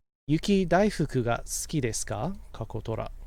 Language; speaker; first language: Japanese; non-native, fluent; English